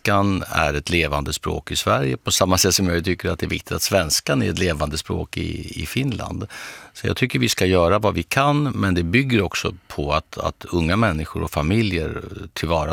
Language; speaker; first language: Swedish; native; Swedish